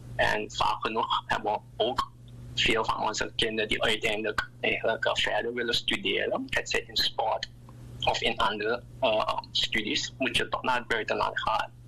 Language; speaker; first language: Dutch; native; Dutch